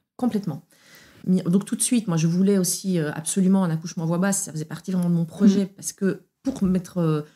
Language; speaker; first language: French; native; French